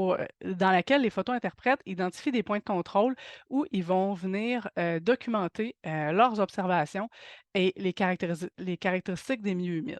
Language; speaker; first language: French; native; French